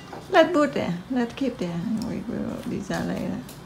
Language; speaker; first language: English; non-native, learner; Vietnamese